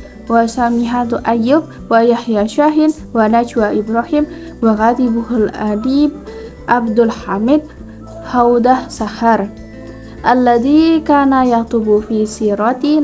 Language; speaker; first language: Arabic; non-native, learner; Indonesian